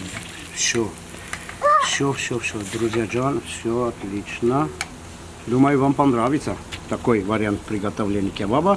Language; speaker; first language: Russian; non-native, fluent; Armenian